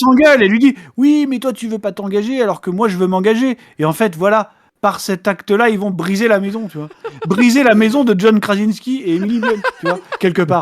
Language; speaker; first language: French; native; French